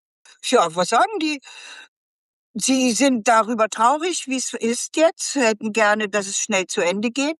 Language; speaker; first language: German; native; German